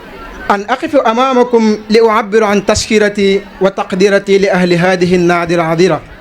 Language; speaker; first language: Arabic; non-native, fluent; Wolof